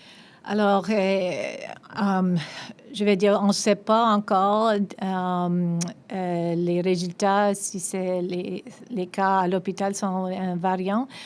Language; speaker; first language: French; non-native, local second language; English